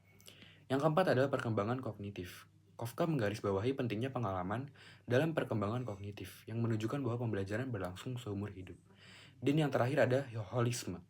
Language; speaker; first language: Indonesian; native; Indonesian